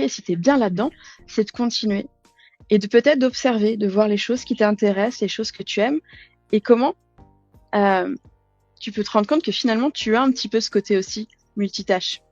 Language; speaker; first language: French; native; French